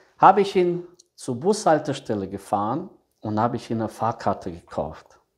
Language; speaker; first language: German; early bilingual, other home language; Serbian